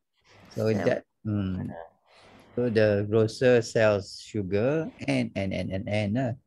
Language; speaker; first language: English; non-native, local second language; Malay